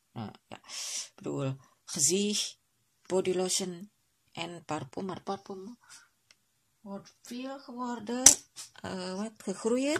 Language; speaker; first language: Dutch; non-native, learner; Indonesian